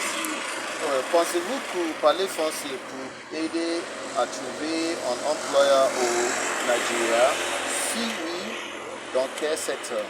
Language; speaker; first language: French; non-native, learner; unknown